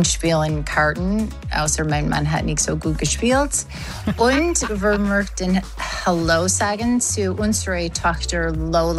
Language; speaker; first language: German; non-native, learner; English